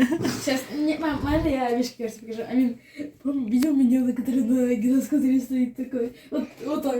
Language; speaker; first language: Russian; early bilingual, other home language; Azerbaijani